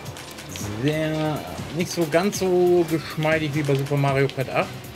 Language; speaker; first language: German; native; German